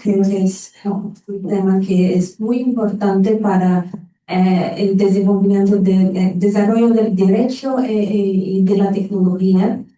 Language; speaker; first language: Spanish; non-native, learner; Portuguese